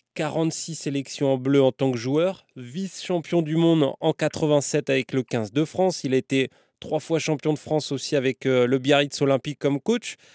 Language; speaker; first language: French; native; French